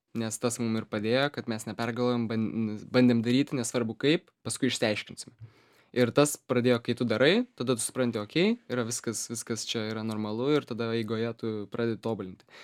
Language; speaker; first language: Lithuanian; native; Lithuanian